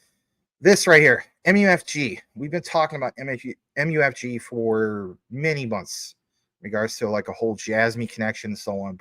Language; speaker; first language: English; native; English